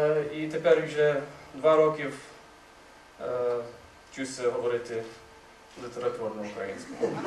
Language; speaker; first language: Ukrainian; non-native, fluent; English